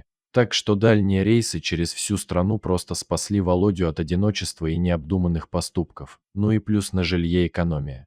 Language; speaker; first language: Russian; native; Russian